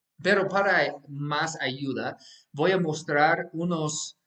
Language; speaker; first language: Spanish; non-native, fluent; English